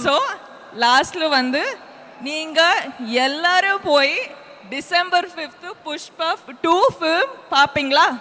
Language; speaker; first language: Tamil; non-native, fluent; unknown